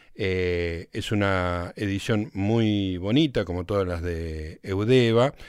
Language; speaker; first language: Spanish; native; Spanish